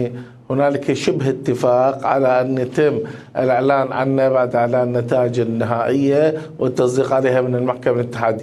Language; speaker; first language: Arabic; native; Arabic